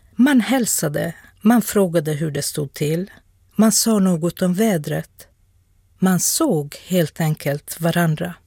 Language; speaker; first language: Swedish; non-native, local second language; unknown